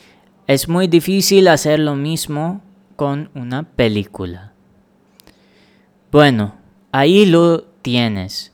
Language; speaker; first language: Spanish; non-native, fluent; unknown